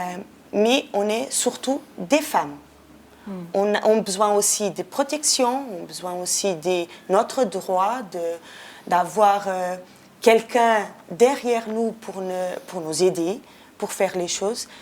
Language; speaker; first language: French; non-native, fluent; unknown